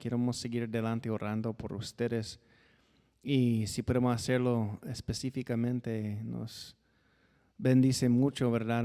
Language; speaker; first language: Spanish; non-native, fluent; English